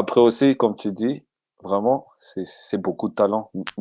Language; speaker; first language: French; non-native, local second language; Malagasy